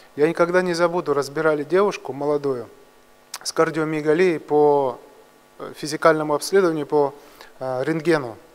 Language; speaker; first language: Russian; non-native, local second language; Georgian